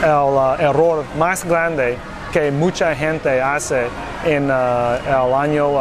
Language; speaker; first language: Spanish; non-native, learner; English